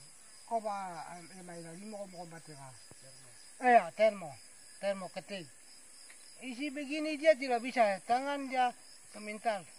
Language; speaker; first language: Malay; non-native, local second language; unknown